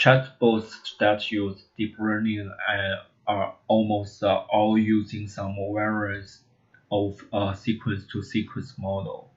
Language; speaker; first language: English; non-native, learner; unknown